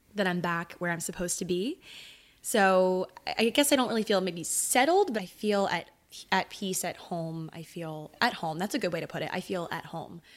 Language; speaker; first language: English; early bilingual, other home language; Italian